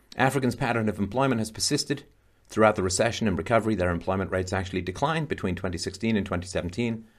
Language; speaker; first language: English; native; English